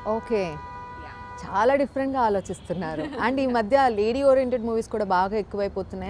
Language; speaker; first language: Telugu; native; Telugu